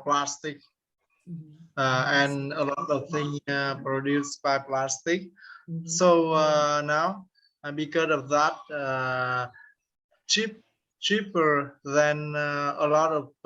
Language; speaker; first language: English; non-native, learner; Vietnamese